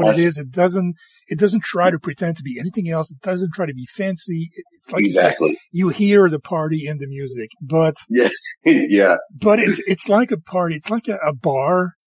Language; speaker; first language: English; native; English